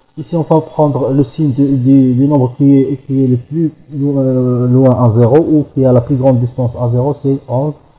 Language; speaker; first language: French; non-native, local second language; Arabic